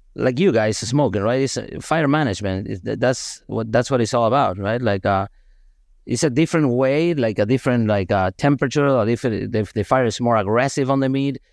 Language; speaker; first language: English; non-native, fluent; Spanish